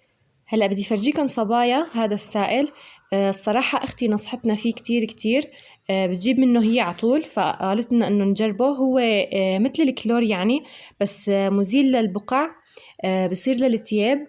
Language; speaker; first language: Arabic; native; Arabic